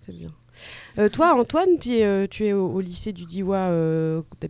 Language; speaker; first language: French; native; French